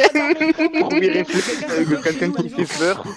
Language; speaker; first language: French; native; French